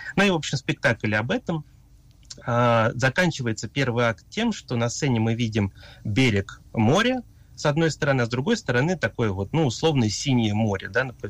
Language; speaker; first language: Russian; early bilingual, heritage; Russian